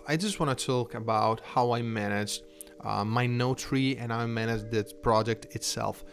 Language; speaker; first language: English; non-native, fluent; Italian